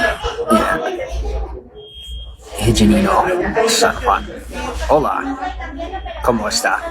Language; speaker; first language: Spanish; non-native, learner; English